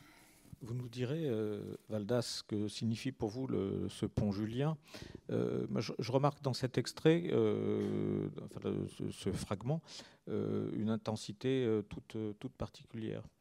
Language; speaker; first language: French; native; French